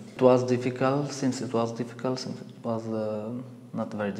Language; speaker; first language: English; non-native, learner; Arabic